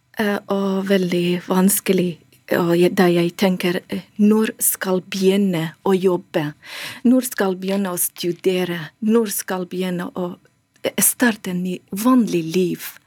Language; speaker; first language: Norwegian; non-native, learner; Persian